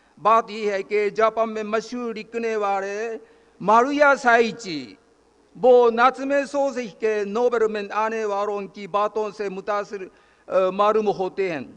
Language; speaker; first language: Urdu; non-native, fluent; Japanese